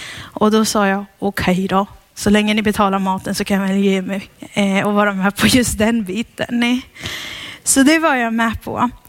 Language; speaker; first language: Swedish; early bilingual, heritage; Swedish